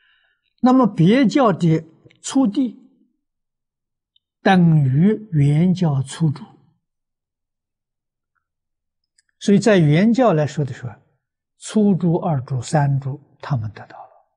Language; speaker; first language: Chinese; native; Chinese